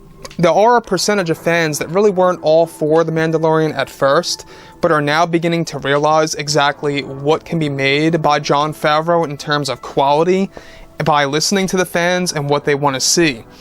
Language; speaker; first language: English; native; English